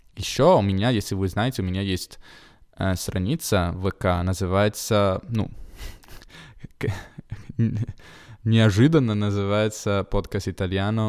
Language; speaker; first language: Russian; non-native, fluent; Italian